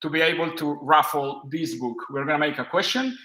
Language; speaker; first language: English; non-native, fluent; Spanish